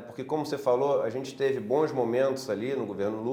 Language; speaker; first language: Portuguese; native; Portuguese